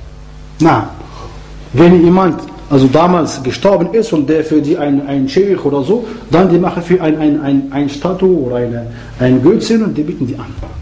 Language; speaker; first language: German; non-native, fluent; Arabic